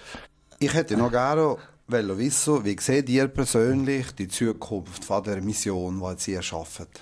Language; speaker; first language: German; native; German